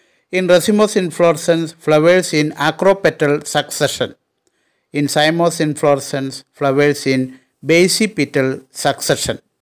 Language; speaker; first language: English; non-native, local second language; Malayalam